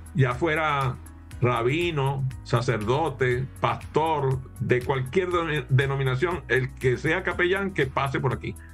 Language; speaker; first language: Spanish; native; Spanish